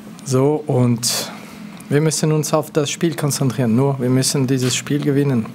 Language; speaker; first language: German; non-native, local second language; French